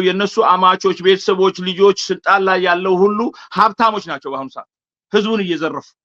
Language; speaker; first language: Amharic; non-native, local second language; Afar